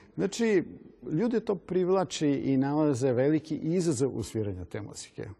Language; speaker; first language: Serbian; native; Serbian